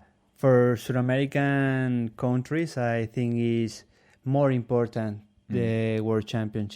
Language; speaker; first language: English; non-native, learner; Spanish